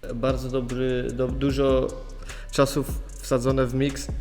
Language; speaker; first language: Polish; early bilingual, heritage; Polish